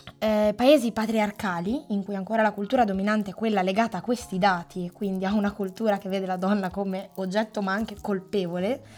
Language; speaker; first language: Italian; native; Italian